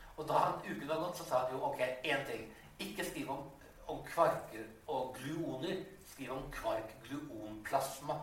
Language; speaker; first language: Norwegian; native; Norwegian